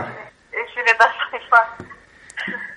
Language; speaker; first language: German; non-native, learner; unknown